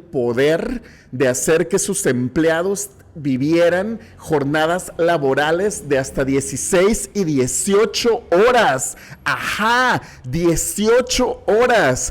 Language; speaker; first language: Spanish; native; Spanish